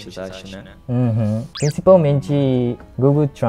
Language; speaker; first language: Portuguese; non-native, learner; Japanese